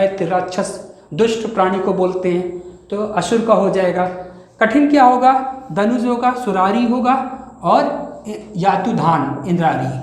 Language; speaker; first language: Hindi; native; Hindi